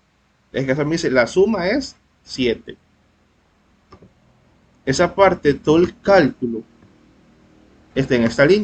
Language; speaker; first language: Spanish; native; Spanish